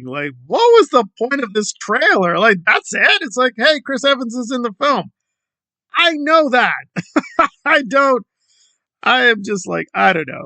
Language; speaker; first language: English; native; English